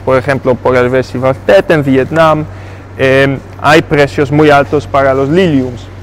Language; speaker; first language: Spanish; non-native, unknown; Dutch